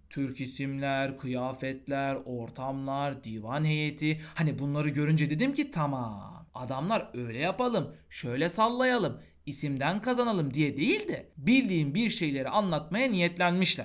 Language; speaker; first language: Turkish; native; Turkish